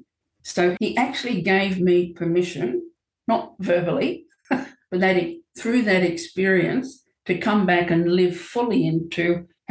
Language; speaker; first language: English; native; English